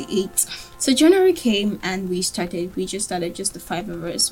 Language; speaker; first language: English; non-native, local second language; Yoruba